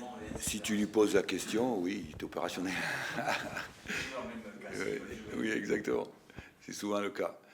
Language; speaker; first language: French; native; French